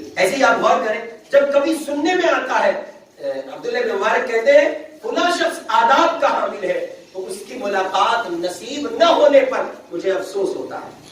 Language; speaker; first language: Urdu; native; Urdu